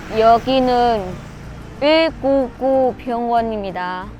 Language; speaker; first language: Korean; non-native, learner; Vietnamese